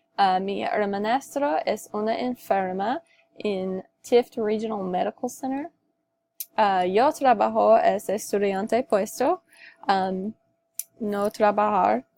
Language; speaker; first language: Spanish; non-native, learner; English